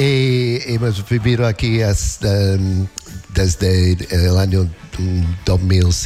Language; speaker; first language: Spanish; non-native, learner; English